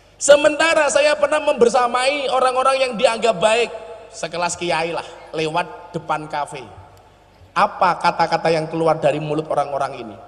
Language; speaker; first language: Indonesian; non-native, local second language; Javanese